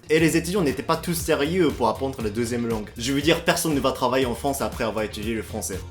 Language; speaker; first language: French; non-native, fluent; Japanese